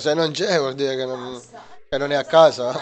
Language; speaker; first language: Italian; native; Italian